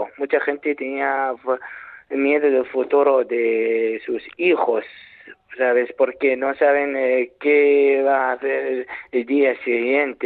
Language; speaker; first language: Spanish; non-native, learner; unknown